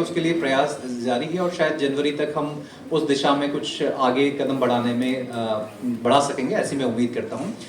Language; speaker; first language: Hindi; native; Hindi